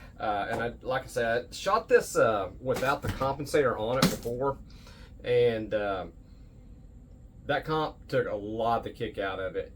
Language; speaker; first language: English; native; English